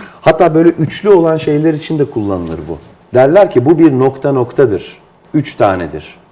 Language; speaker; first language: Turkish; native; Turkish